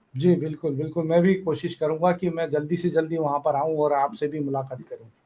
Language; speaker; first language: Hindi; native; Hindi